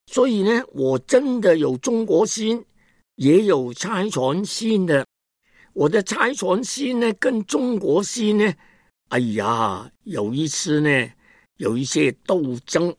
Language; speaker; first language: Chinese; non-native, local second language; Cantonese